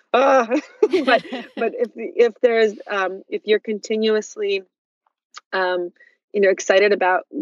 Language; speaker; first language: English; early bilingual, other home language; Russian